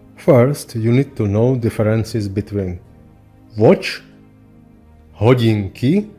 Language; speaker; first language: English; non-native, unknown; Slovak